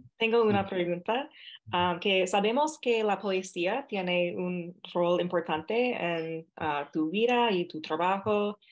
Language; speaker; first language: Spanish; non-native, fluent; English